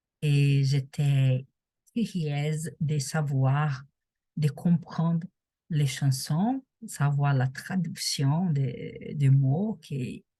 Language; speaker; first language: French; non-native, learner; Portuguese